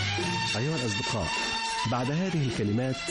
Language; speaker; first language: Arabic; native; Arabic